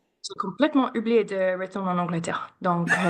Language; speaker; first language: French; non-native, learner; English